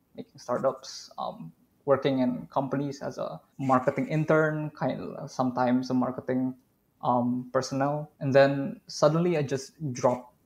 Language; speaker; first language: English; non-native, fluent; Indonesian